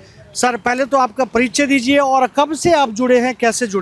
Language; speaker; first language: Hindi; native; Hindi